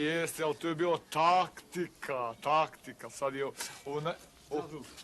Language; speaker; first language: Bosnian; native; Bosnian